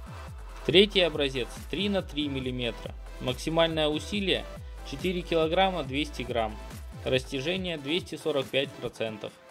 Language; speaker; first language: Russian; native; Russian